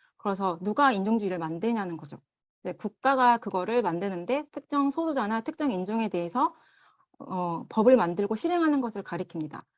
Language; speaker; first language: Korean; native; Korean